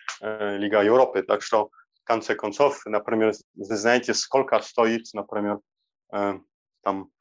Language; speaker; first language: Russian; non-native, learner; Polish